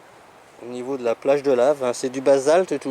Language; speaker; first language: French; native; French